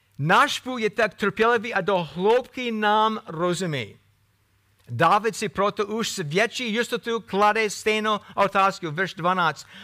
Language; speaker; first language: Czech; non-native, fluent; English